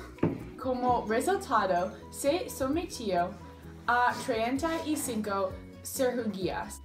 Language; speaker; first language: Spanish; non-native, learner; English